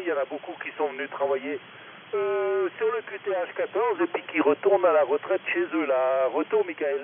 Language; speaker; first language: French; native; French